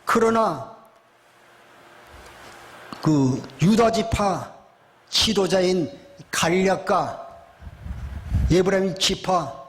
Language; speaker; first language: Korean; native; Korean